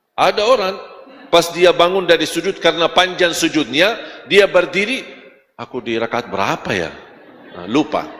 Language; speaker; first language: Malay; non-native, fluent; Arabic